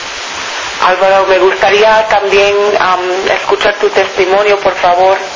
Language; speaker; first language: Spanish; non-native, fluent; English